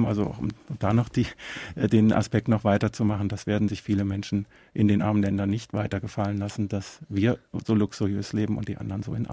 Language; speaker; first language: German; native; German